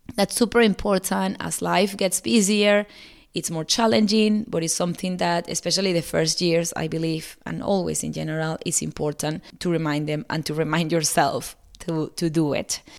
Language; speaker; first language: English; non-native, fluent; Spanish